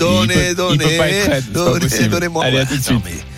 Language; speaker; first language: French; native; French